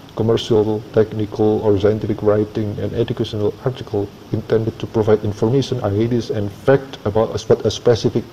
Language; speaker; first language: English; non-native, fluent; Indonesian